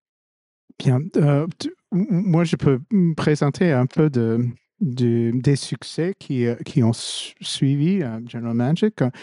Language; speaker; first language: French; non-native, fluent; English